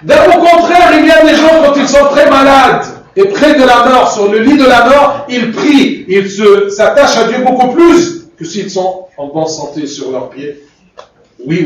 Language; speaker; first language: French; non-native, fluent; Arabic